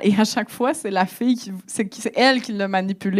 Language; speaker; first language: French; native; French